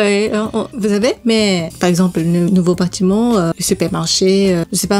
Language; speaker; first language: French; non-native, learner; Japanese